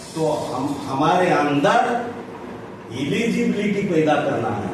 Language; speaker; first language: Hindi; non-native, local second language; Marathi